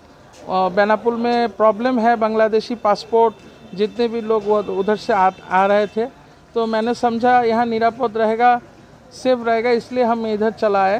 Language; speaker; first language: Hindi; non-native, fluent; Bangla